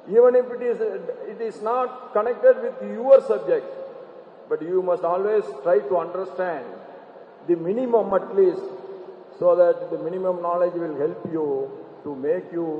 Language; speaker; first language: English; non-native, local second language; Tamil